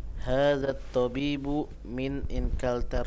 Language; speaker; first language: Arabic; non-native, learner; Indonesian